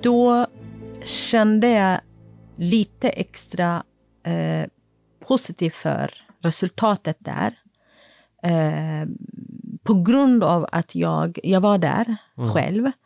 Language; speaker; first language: Swedish; non-native, fluent; Kurdish